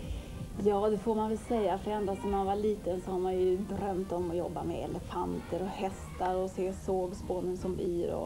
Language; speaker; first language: Swedish; native; Swedish